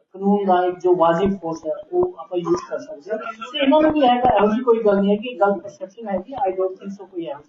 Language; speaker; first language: Hindi; non-native, local second language; Punjabi